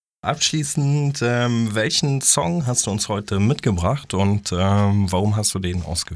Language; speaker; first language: German; native; German